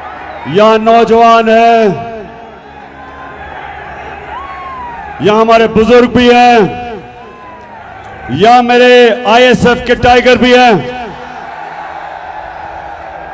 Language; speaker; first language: Urdu; native; Urdu